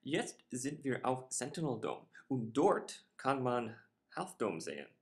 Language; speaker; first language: German; non-native, learner; English